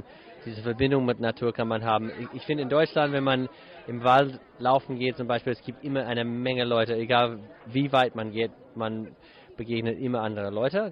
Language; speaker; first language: German; non-native, fluent; English